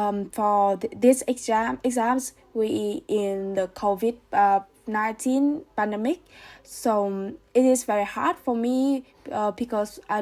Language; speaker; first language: English; non-native, learner; Vietnamese